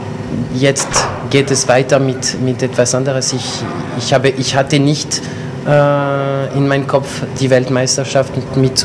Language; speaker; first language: German; non-native, local second language; French